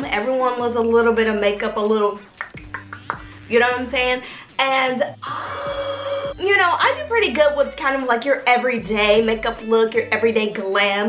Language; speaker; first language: English; native; English